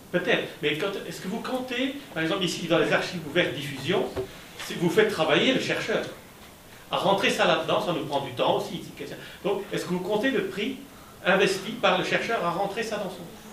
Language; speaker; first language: French; native; French